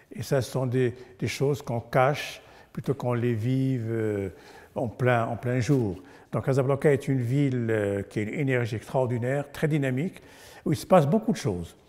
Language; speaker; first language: French; non-native, local second language; Arabic